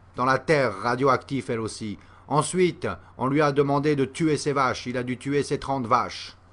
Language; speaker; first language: French; native; French